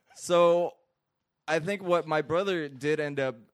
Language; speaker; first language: English; early bilingual, other home language; Arabic